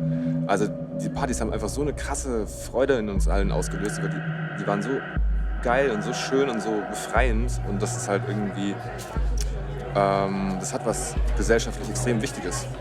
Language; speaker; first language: German; native; German